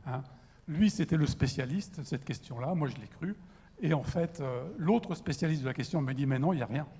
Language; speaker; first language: French; native; French